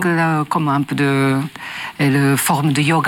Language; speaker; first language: French; non-native, learner; Japanese